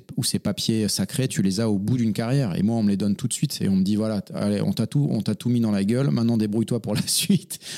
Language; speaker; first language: French; native; French